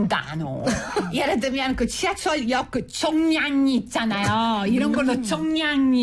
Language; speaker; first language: Korean; non-native, fluent; Italian